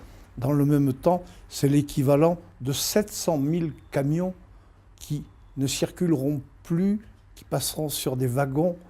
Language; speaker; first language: French; native; French